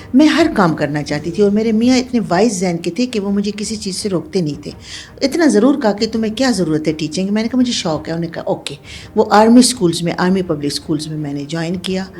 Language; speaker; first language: Urdu; non-native, local second language; Pashto